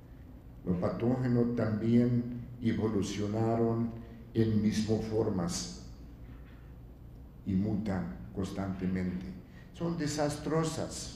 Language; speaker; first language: Spanish; non-native, fluent; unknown